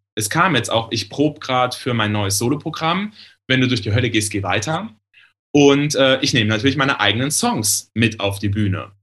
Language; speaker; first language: German; native; German